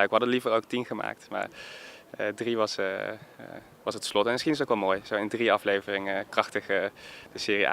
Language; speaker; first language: Dutch; native; Dutch